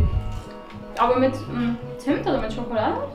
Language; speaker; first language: German; non-native, learner; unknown